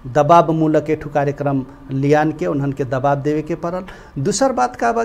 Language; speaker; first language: Bhojpuri; non-native, local second language; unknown